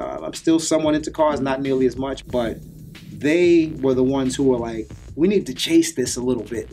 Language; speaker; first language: English; native; English